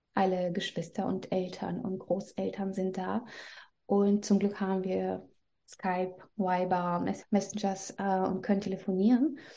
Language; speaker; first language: German; non-native, fluent; Russian